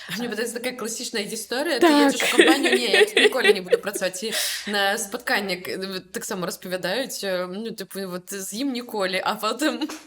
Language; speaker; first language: Belarusian; native; Belarusian